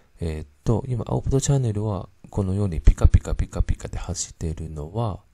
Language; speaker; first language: Japanese; non-native, fluent; Cantonese